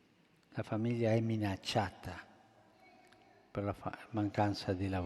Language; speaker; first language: Italian; non-native, fluent; Spanish